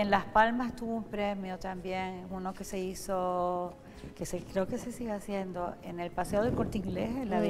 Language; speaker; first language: Spanish; native; Spanish